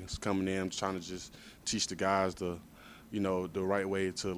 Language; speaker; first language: English; native; English